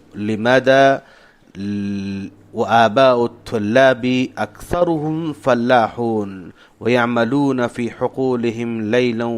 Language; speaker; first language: Arabic; non-native, fluent; Urdu